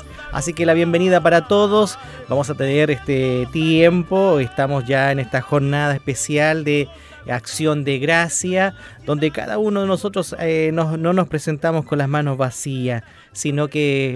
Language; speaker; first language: Spanish; native; Spanish